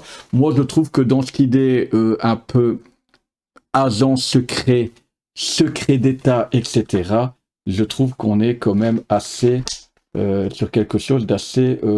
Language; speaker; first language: French; native; French